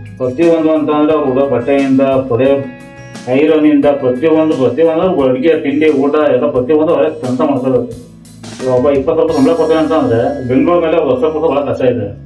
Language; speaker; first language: Kannada; native; Kannada